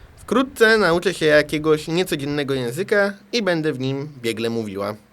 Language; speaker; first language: Polish; native; Polish